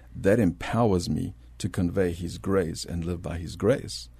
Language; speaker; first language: English; early bilingual, other home language; Spanish